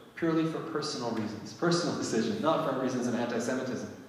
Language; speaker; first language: English; native; English